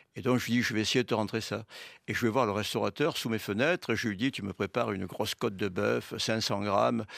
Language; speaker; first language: French; native; French